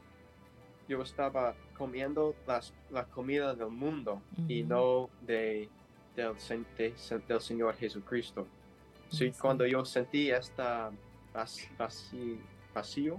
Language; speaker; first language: Spanish; non-native, learner; English